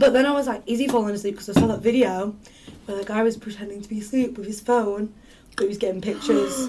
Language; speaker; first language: English; native; English